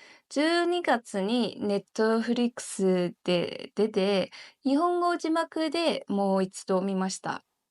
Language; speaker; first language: Japanese; non-native, learner; Chinese